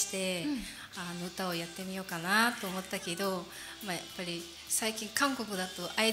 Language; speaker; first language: Japanese; non-native, fluent; Korean